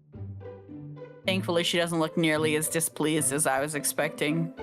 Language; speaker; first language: English; native; English